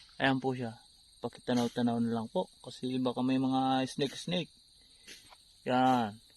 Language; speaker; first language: Filipino; non-native, local second language; Cebuano